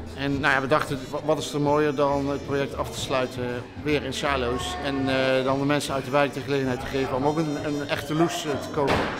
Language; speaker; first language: Dutch; native; Dutch